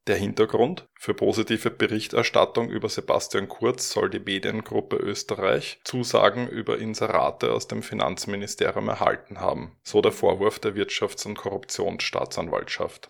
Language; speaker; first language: German; native; German